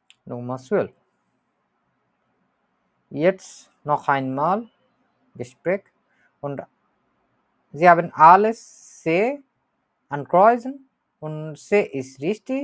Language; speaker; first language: German; non-native, learner; Bangla